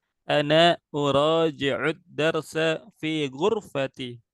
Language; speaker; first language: Arabic; non-native, fluent; Indonesian